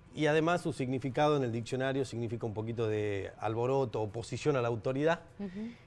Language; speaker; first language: Spanish; native; Spanish